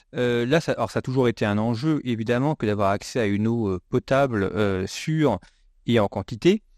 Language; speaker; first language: French; native; French